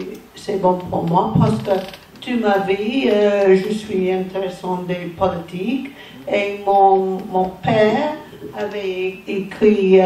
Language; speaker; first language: French; non-native, learner; English